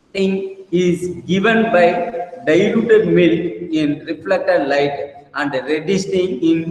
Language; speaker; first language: English; non-native, local second language; Tamil